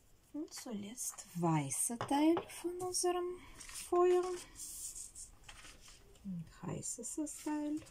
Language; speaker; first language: German; non-native, learner; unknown